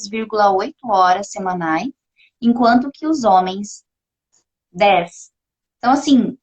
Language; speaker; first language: Portuguese; native; Portuguese